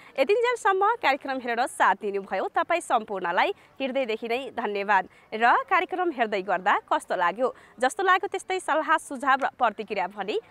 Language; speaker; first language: Nepali; native; Nepali